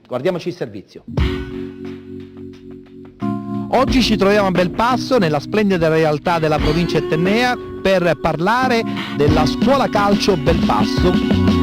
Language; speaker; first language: Italian; native; Italian